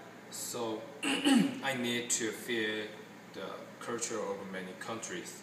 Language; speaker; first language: English; non-native, learner; Korean